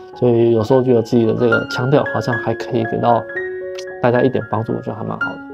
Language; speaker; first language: Chinese; native; Chinese